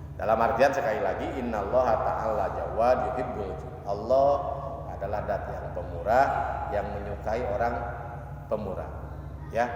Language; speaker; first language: Indonesian; non-native, local second language; Sundanese